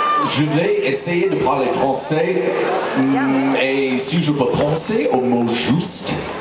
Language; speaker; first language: French; non-native, learner; English